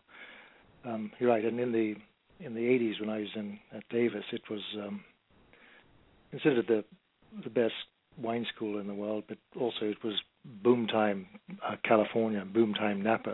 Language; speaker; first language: English; native; English